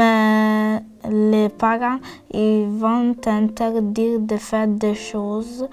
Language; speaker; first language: French; non-native, learner; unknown